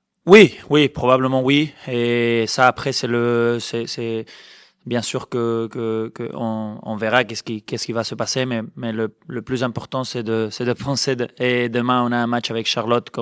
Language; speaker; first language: French; non-native, fluent; Spanish